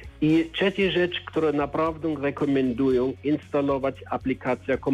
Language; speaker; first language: Polish; non-native, learner; German